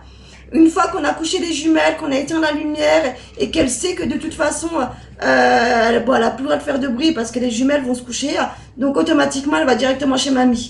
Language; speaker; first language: French; native; French